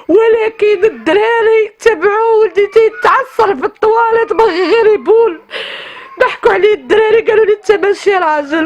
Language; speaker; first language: Arabic; native; Arabic